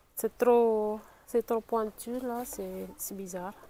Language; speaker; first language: French; non-native, learner; Indonesian